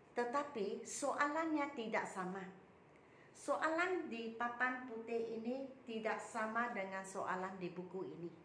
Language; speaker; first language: Malay; non-native, local second language; Chinese